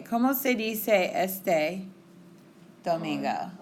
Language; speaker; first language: Spanish; non-native, fluent; English